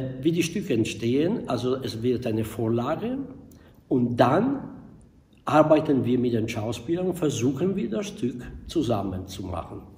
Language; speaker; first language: German; non-native, fluent; Italian